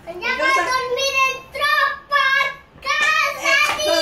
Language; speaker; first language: Italian; early bilingual, other home language; Filipino